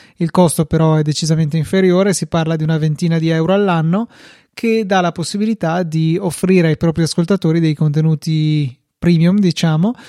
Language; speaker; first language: Italian; native; Italian